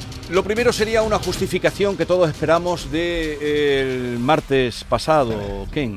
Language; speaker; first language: Spanish; native; Spanish